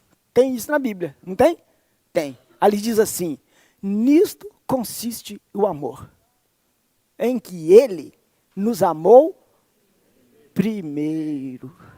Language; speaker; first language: Portuguese; native; Portuguese